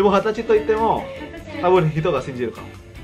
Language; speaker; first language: Japanese; non-native, fluent; Indonesian